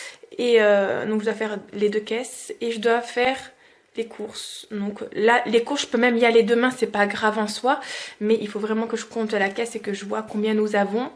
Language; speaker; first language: French; native; French